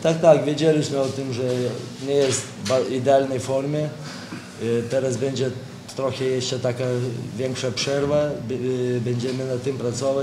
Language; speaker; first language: Polish; non-native, fluent; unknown